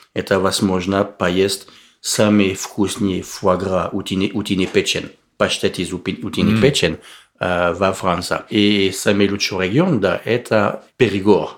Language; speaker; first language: Russian; non-native, learner; French